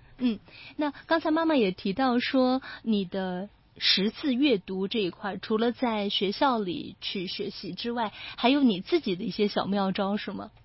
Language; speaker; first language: Chinese; native; Chinese